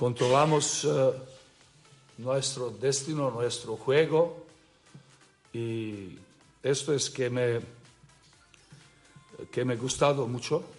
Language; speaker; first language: Spanish; non-native, learner; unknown